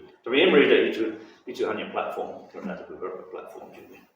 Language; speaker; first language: Indonesian; non-native, fluent; English